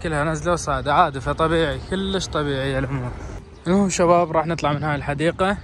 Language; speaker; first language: Arabic; native; Arabic